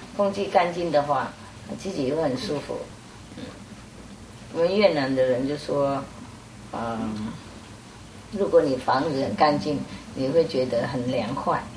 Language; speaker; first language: Chinese; non-native, fluent; Vietnamese